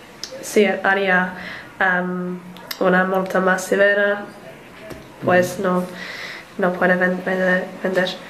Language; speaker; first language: Spanish; non-native, learner; English